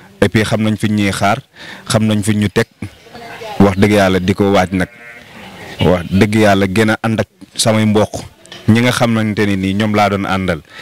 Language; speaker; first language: Wolof; non-native, local second language; Fula